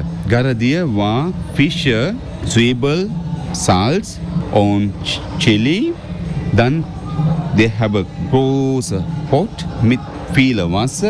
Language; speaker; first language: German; non-native, learner; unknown